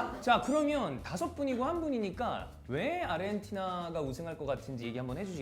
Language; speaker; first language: Korean; native; Korean